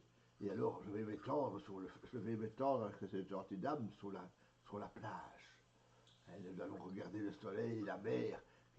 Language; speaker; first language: French; native; French